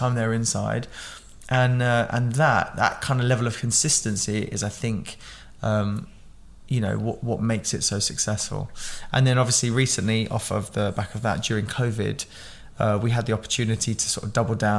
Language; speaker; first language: English; native; English